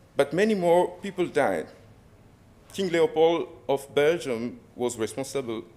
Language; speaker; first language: English; non-native, fluent; French